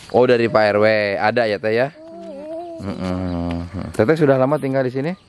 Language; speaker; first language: Indonesian; non-native, local second language; Sundanese